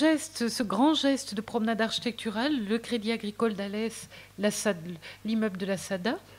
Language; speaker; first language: French; native; French